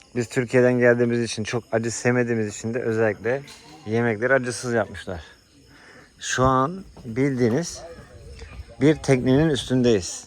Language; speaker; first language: Turkish; native; Turkish